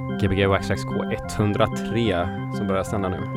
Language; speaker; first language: Swedish; native; Swedish